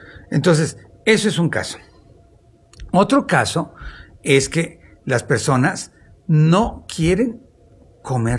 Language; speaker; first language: Spanish; native; Spanish